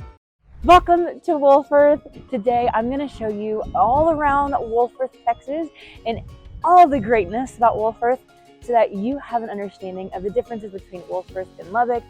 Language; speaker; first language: English; native; English